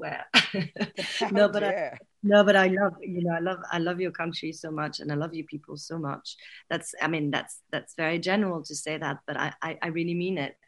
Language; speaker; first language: English; non-native, fluent; French